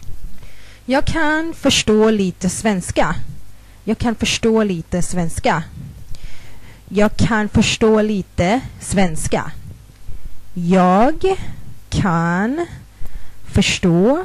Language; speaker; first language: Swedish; non-native, fluent; Thai